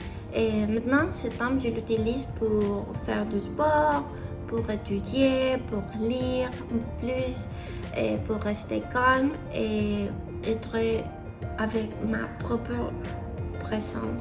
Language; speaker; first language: French; non-native, learner; Spanish